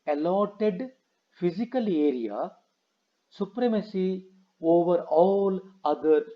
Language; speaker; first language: English; non-native, local second language; Kannada